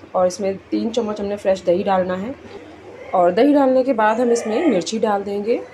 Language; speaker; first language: Hindi; native; Hindi